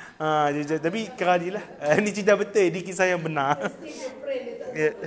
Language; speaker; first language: Malay; native; Malay